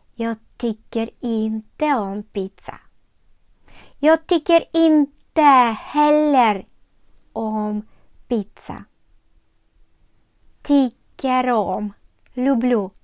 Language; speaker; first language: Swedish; non-native, fluent; Ukrainian